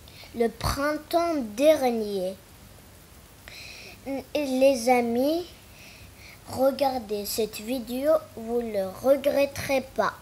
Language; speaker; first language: French; non-native, local second language; Arabic